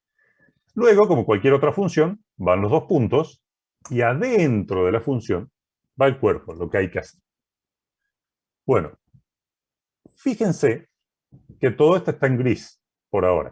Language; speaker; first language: Spanish; native; Spanish